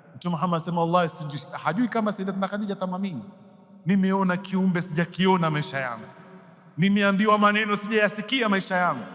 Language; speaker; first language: Swahili; native; Swahili